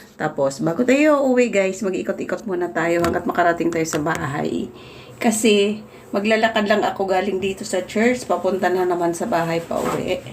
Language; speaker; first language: Filipino; native; Filipino